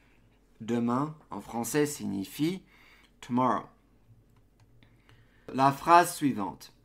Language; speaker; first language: French; non-native, fluent; English